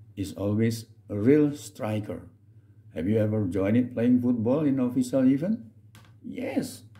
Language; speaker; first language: English; non-native, fluent; Indonesian